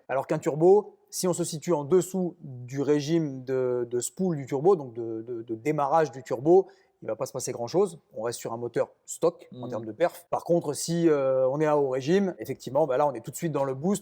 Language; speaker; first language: French; native; French